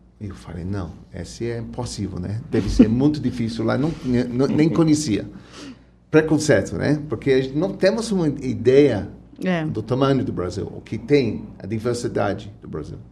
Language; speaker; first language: Portuguese; non-native, fluent; English